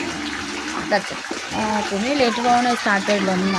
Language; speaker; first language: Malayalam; non-native, local second language; Telugu